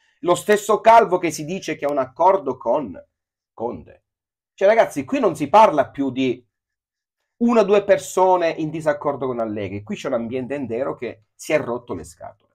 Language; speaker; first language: Italian; native; Italian